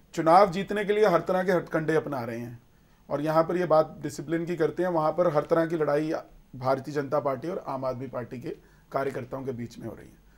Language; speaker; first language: Hindi; native; Hindi